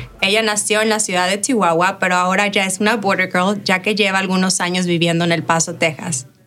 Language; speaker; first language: Spanish; native; Spanish